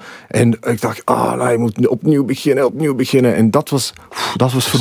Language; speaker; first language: Dutch; non-native, fluent; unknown